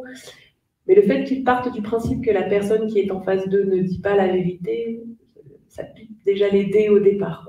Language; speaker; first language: French; native; French